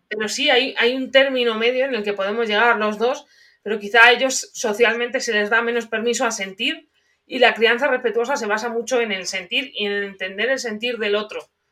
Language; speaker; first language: Spanish; native; Spanish